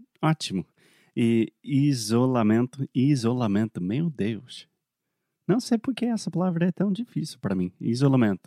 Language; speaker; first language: Portuguese; non-native, fluent; English